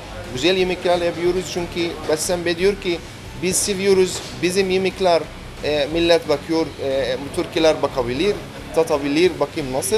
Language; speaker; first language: Turkish; non-native, learner; Arabic